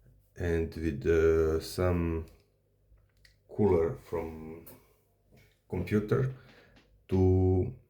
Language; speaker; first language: English; non-native, learner; Serbian